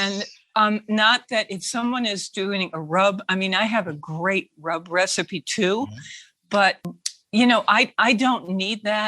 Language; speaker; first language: English; native; English